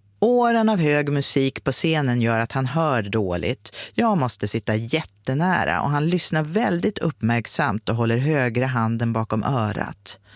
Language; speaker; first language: Swedish; native; Swedish